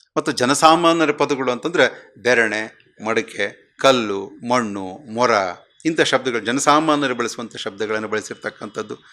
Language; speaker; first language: Kannada; native; Kannada